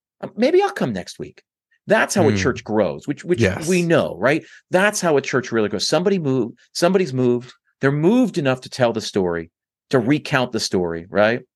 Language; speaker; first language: English; native; English